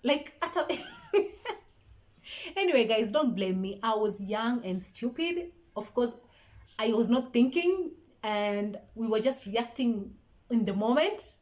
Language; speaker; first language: English; non-native, local second language; Swahili